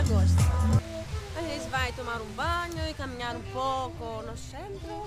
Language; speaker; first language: Portuguese; non-native, learner; Greek